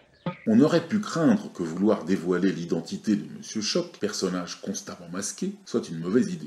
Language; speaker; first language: French; native; French